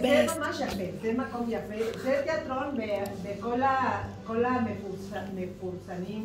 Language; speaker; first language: Hebrew; non-native, learner; Spanish